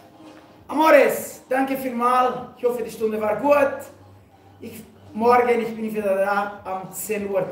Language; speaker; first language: German; non-native, learner; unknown